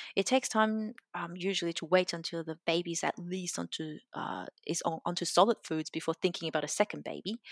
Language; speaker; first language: English; native; English